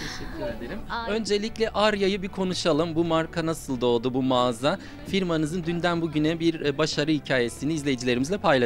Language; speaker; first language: Turkish; native; Turkish